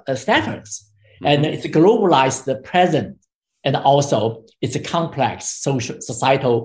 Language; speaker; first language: English; non-native, fluent; Chinese